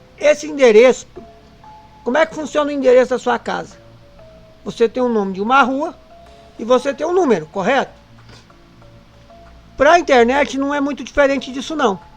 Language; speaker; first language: Portuguese; native; Portuguese